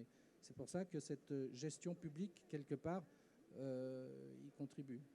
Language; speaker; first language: French; native; French